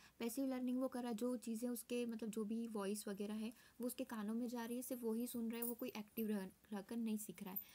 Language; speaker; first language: Hindi; native; Hindi